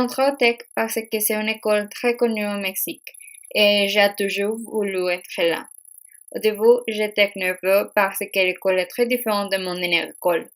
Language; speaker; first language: French; non-native, learner; Spanish